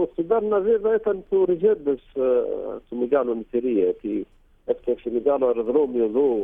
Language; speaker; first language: Greek; non-native, learner; Arabic